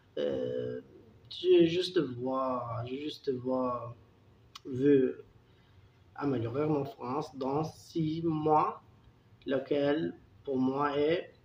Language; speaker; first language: French; non-native, learner; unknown